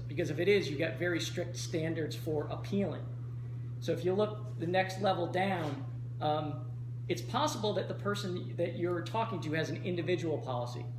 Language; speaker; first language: English; native; English